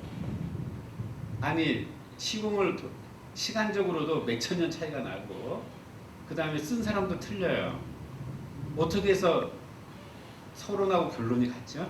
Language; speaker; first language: Korean; native; Korean